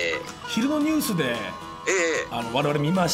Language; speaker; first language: Japanese; native; Japanese